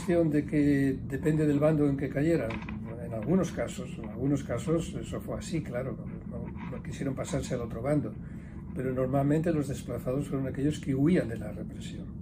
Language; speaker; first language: Spanish; native; Spanish